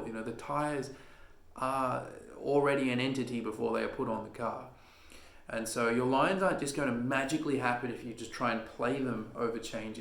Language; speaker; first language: English; native; English